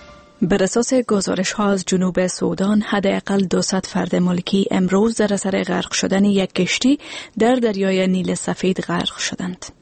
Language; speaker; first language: Persian; native; Persian